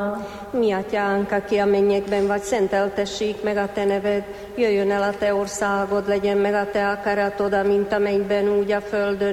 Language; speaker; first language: Hungarian; native; Hungarian